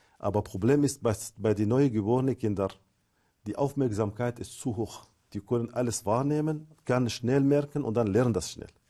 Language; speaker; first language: German; non-native, fluent; Arabic